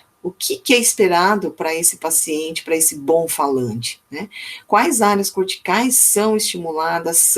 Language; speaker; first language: Portuguese; native; Portuguese